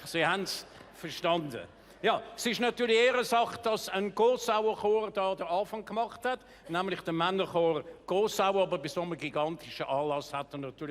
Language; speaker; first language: German; native; German